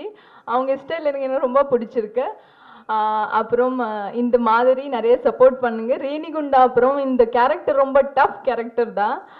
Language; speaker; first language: Tamil; non-native, learner; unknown